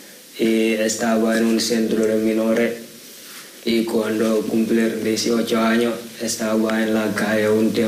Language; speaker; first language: Spanish; non-native, learner; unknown